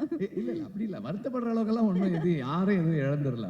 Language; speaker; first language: Tamil; native; Tamil